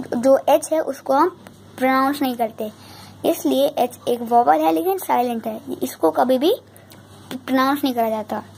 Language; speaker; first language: Hindi; native; Hindi